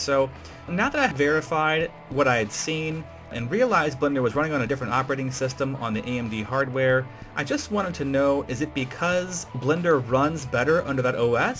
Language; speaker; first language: English; native; English